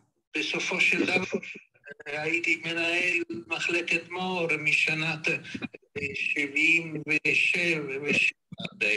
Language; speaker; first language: Hebrew; non-native, fluent; Italian